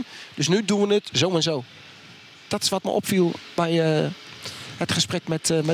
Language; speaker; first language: Dutch; native; Dutch